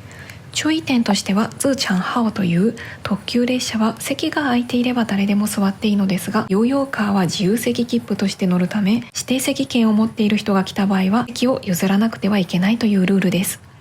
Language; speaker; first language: Japanese; native; Japanese